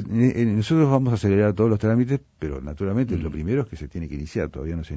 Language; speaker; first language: Spanish; native; Spanish